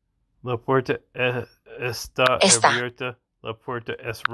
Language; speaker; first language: Spanish; non-native, learner; English